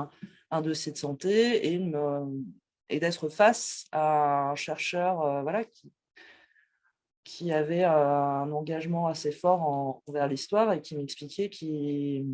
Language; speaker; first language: French; native; French